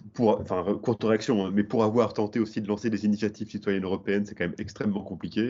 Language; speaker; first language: French; native; French